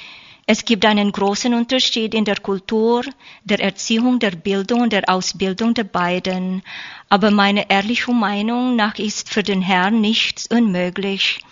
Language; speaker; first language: German; non-native, learner; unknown